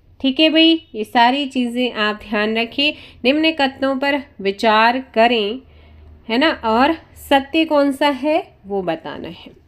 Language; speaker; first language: Hindi; native; Hindi